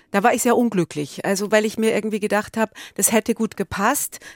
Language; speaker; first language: German; native; German